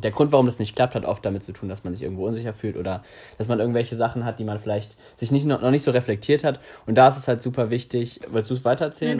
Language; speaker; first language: German; native; German